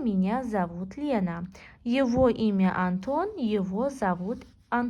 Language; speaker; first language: Russian; non-native, local second language; Azerbaijani